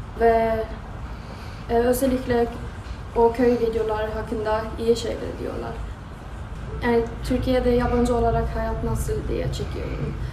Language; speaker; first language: Turkish; non-native, learner; Swedish